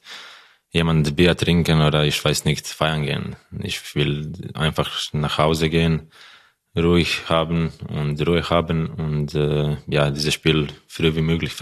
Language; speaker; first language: German; non-native, learner; Croatian